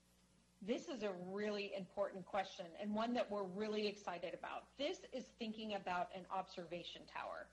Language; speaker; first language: English; native; English